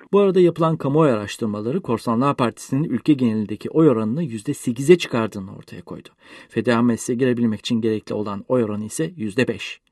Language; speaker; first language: Turkish; native; Turkish